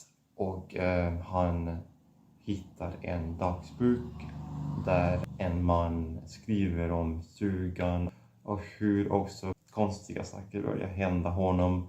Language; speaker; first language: Swedish; non-native, fluent; Catalan